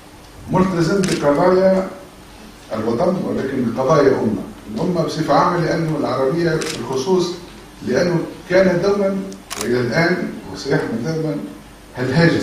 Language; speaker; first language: Arabic; native; Arabic